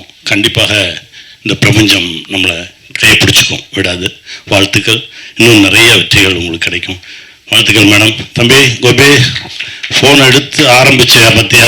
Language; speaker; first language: Tamil; native; Tamil